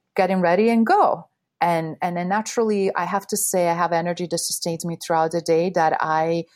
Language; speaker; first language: English; non-native, fluent; Bosnian